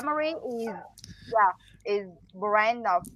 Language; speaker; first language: English; non-native, learner; Vietnamese